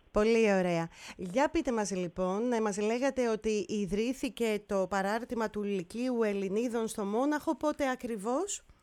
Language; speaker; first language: Greek; native; Greek